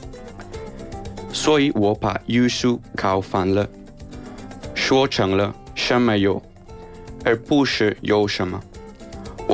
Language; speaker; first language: Chinese; non-native, fluent; Spanish